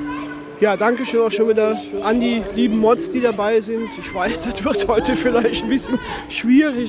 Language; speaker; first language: German; native; German